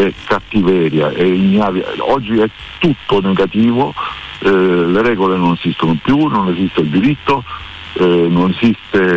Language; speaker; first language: Italian; native; Italian